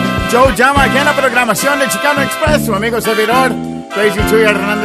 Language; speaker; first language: Spanish; early bilingual, heritage; Spanish